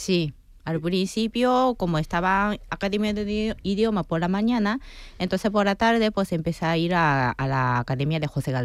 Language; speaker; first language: Spanish; non-native, fluent; Japanese